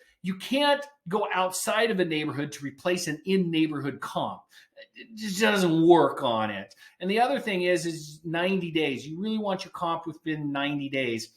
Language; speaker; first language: English; native; English